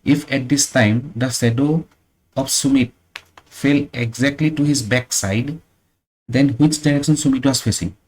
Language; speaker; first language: English; non-native, local second language; Assamese